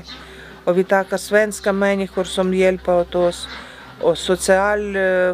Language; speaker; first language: Swedish; early bilingual, heritage; Swedish